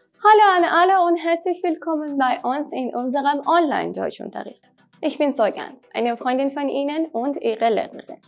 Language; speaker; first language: German; non-native, fluent; Persian